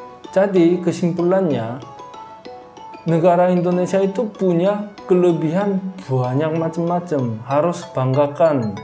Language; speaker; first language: Indonesian; non-native, fluent; Korean